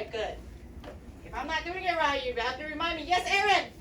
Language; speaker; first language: English; native; English